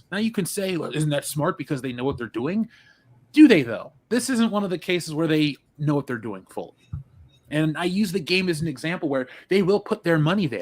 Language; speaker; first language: English; native; English